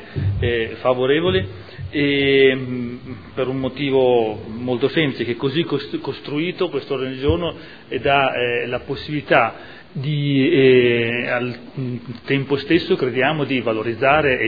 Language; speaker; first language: Italian; native; Italian